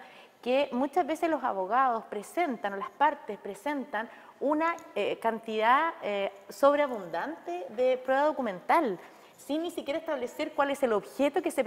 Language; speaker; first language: Spanish; native; Spanish